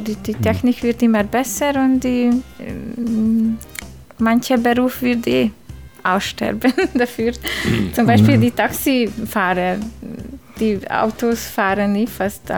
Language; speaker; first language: German; non-native, fluent; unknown